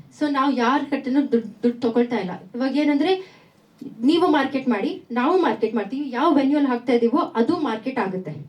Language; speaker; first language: Kannada; non-native, local second language; Tamil